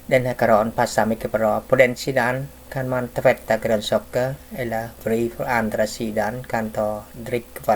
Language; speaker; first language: Swedish; non-native, learner; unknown